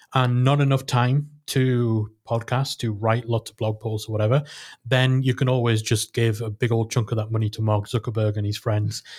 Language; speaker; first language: English; native; English